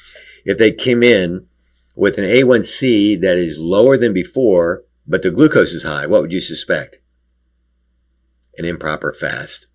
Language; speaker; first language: English; native; English